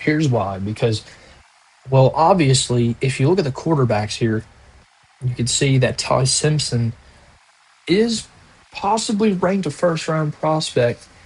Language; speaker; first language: English; native; English